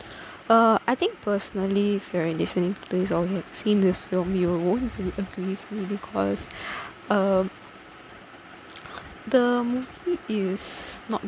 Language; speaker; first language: English; non-native, local second language; Tamil